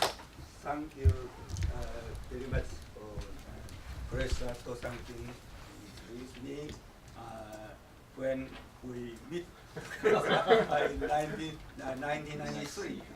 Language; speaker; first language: English; non-native, learner; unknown